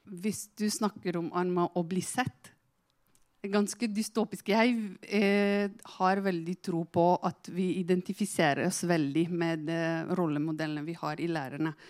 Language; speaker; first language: Norwegian; non-native, fluent; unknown